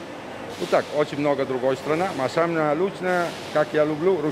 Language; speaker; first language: Russian; non-native, learner; Italian